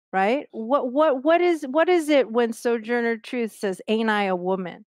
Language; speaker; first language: English; native; English